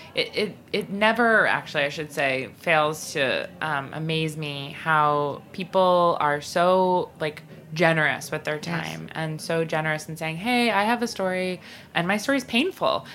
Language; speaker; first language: English; native; English